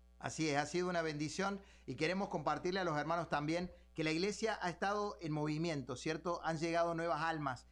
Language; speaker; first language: Spanish; native; Spanish